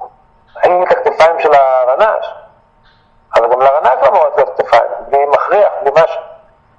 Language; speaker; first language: Hebrew; native; Hebrew